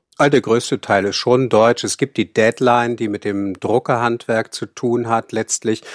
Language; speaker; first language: German; native; German